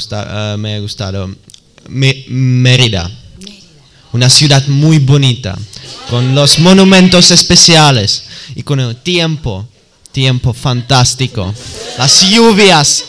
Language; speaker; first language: Spanish; non-native, learner; Czech